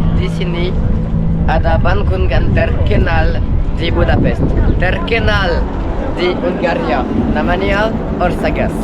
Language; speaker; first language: Indonesian; non-native, learner; French